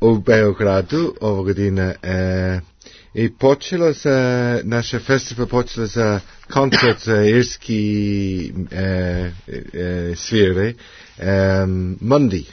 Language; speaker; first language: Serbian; non-native, learner; English